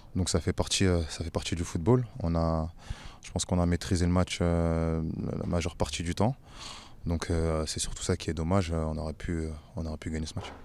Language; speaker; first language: French; native; French